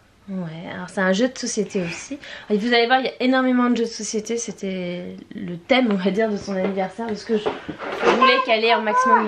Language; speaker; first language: French; native; French